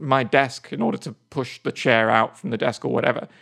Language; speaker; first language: English; native; English